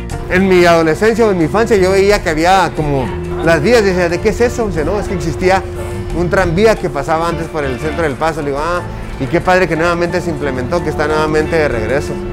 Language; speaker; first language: Spanish; early bilingual, heritage; Spanish